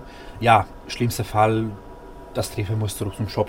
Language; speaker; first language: German; non-native, fluent; Italian